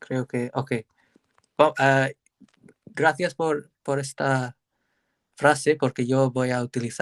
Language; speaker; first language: Spanish; non-native, learner; English